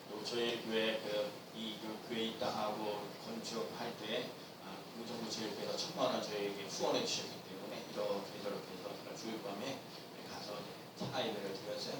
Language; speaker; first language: Korean; native; Korean